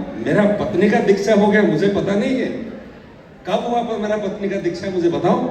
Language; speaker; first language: Hindi; non-native, local second language; Odia